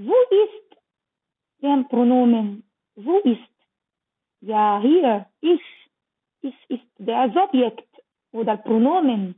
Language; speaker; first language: German; non-native, learner; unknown